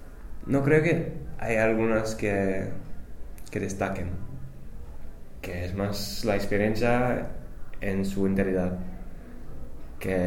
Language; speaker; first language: Spanish; non-native, fluent; English